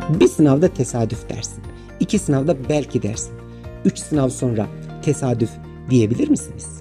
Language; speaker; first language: Turkish; native; Turkish